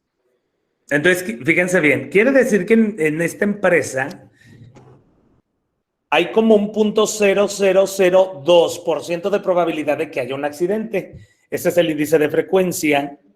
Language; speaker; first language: Spanish; native; Spanish